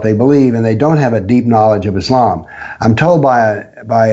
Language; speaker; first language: English; native; English